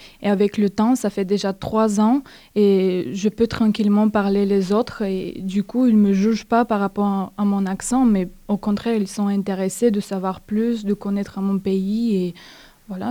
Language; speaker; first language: French; non-native, fluent; Bulgarian